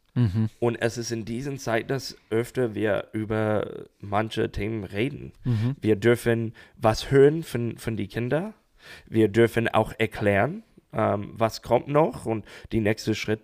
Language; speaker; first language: German; non-native, fluent; English